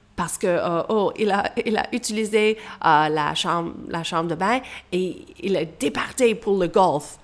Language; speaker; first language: French; non-native, learner; English